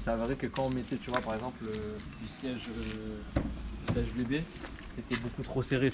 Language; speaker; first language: French; native; French